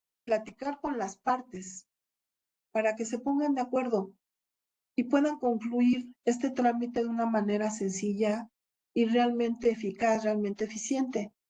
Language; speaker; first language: Spanish; native; Spanish